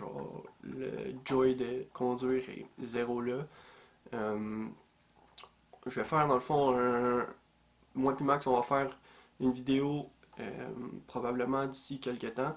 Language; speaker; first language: French; native; French